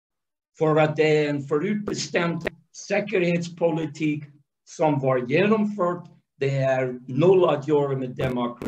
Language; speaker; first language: Swedish; non-native, fluent; English